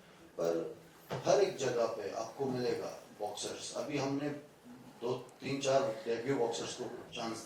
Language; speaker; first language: Hindi; non-native, fluent; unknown